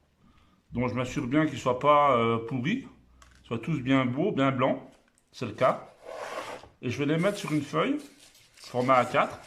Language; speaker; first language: French; native; French